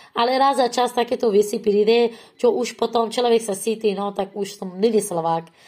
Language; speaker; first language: Slovak; non-native, learner; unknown